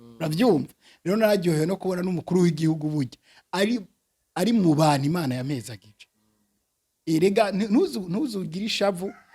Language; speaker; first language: Rundi; early bilingual, heritage; Rundi